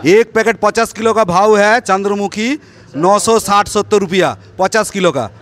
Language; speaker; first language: Hindi; non-native, local second language; Bangla